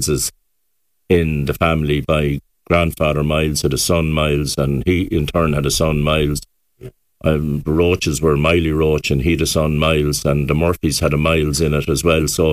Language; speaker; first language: English; native; English